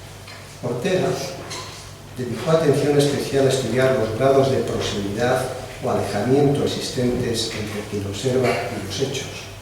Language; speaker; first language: Spanish; native; Spanish